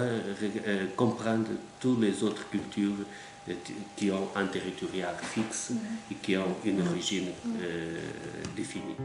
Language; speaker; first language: French; non-native, fluent; Portuguese